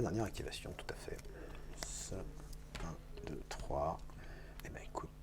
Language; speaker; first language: French; native; French